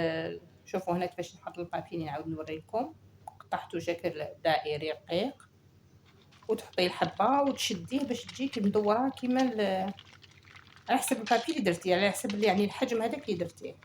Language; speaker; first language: Arabic; native; Arabic